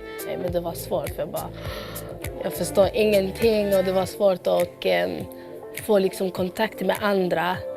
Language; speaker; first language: Swedish; early bilingual, other home language; Albanian